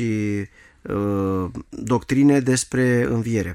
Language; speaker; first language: Romanian; native; Romanian